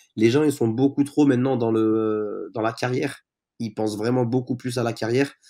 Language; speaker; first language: French; native; French